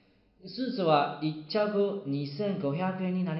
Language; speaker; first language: Japanese; non-native, fluent; Chinese